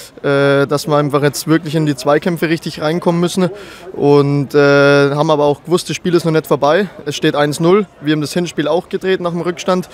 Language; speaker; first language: German; native; German